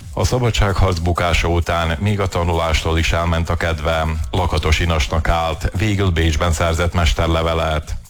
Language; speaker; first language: Hungarian; native; Hungarian